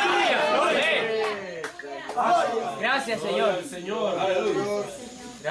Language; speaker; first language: Spanish; native; Spanish